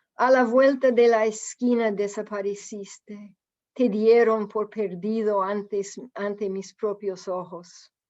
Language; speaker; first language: Spanish; non-native, fluent; English